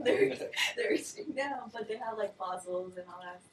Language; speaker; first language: English; native; English